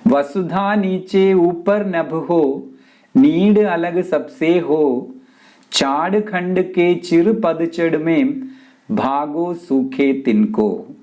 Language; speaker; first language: Hindi; non-native, local second language; Malayalam